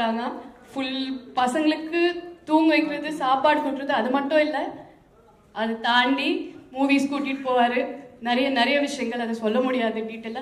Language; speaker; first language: Tamil; non-native, fluent; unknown